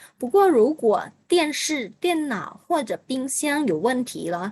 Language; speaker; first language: Chinese; non-native, fluent; Thai